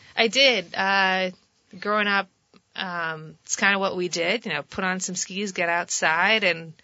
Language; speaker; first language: English; native; English